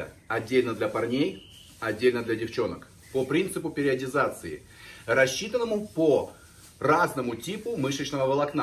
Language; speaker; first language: Russian; native; Russian